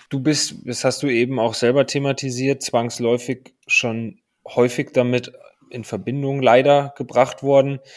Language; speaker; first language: German; native; German